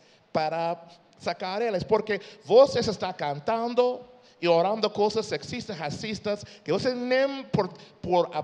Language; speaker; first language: Portuguese; non-native, fluent; English